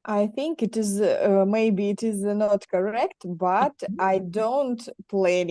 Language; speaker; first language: English; non-native, learner; Russian